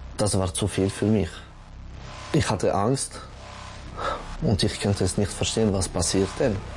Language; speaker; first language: German; non-native, local second language; French